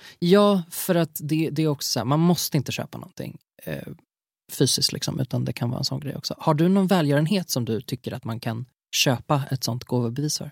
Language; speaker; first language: Swedish; native; Swedish